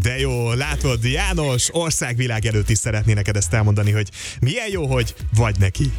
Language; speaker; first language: Hungarian; native; Hungarian